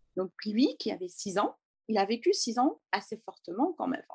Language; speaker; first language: French; native; French